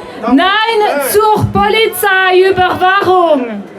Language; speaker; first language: German; non-native, local second language; French